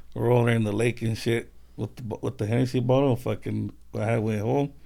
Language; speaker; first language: English; native; English